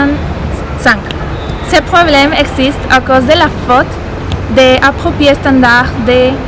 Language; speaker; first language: French; non-native, learner; Spanish